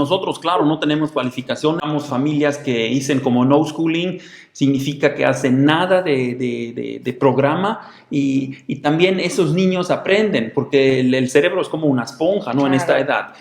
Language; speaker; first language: Spanish; non-native, fluent; German